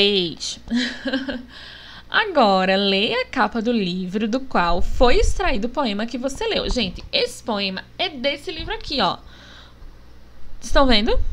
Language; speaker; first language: Portuguese; native; Portuguese